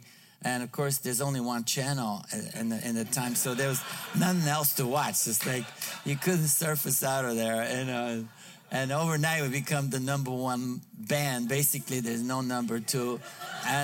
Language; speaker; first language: English; non-native, fluent; Bulgarian